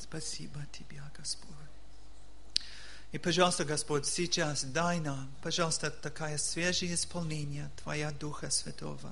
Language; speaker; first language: Russian; non-native, learner; English